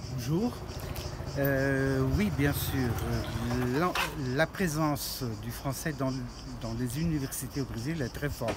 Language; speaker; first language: French; non-native, fluent; Portuguese